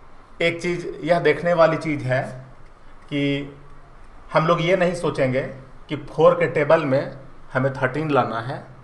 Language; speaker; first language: Hindi; native; Hindi